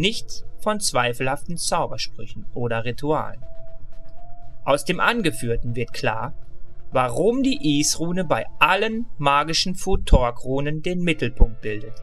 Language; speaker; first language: German; native; German